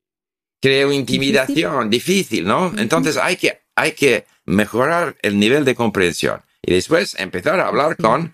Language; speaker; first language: Spanish; non-native, fluent; English